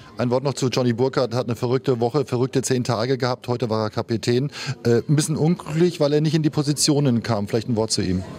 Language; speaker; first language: German; native; German